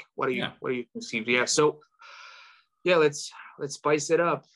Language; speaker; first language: English; non-native, fluent; French